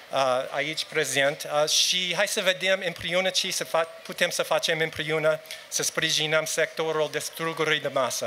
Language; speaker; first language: Romanian; non-native, learner; English